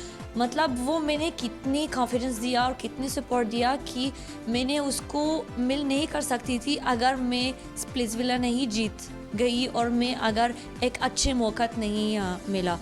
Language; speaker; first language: Hindi; non-native, learner; Arabic